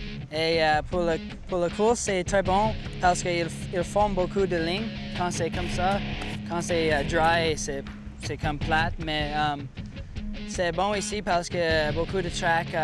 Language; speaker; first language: French; non-native, learner; English